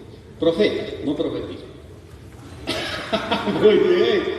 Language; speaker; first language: Spanish; native; Spanish